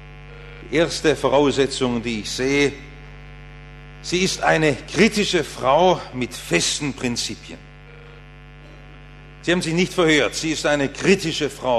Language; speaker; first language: German; native; German